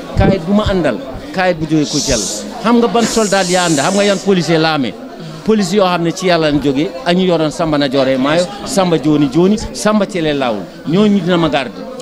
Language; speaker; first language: Wolof; non-native, local second language; Fula